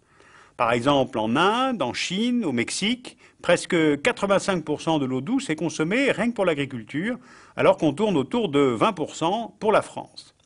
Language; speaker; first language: French; native; French